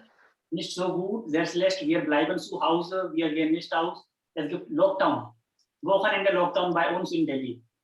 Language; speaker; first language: German; non-native, fluent; Hindi